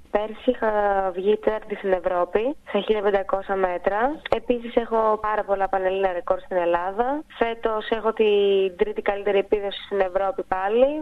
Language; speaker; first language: Greek; native; Greek